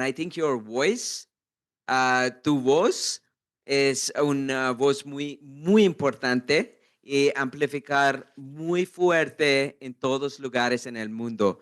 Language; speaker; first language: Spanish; non-native, learner; English